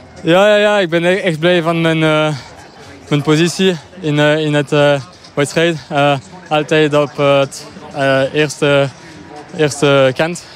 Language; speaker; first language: Dutch; non-native, local second language; French